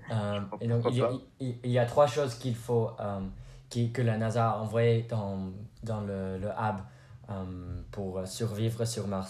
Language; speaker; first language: French; non-native, learner; English